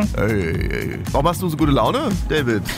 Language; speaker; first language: German; native; German